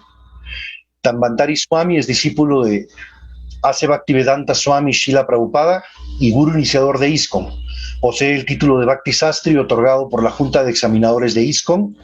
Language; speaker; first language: Spanish; native; Spanish